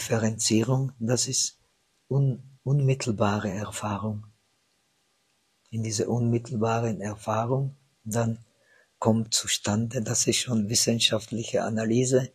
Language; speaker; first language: German; non-native, fluent; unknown